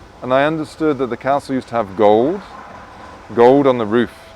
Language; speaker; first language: English; native; English